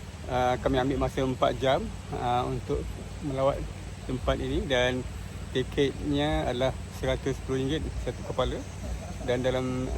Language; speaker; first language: Malay; native; Malay